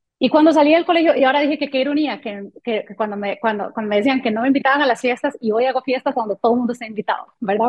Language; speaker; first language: Spanish; early bilingual, other home language; French